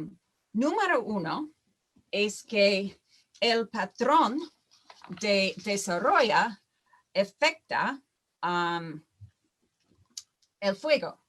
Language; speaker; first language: Spanish; non-native, fluent; English